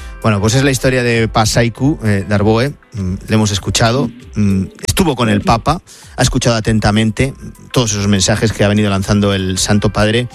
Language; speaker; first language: Spanish; native; Spanish